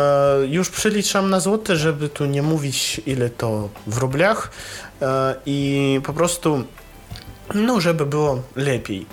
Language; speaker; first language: Polish; non-native, fluent; Russian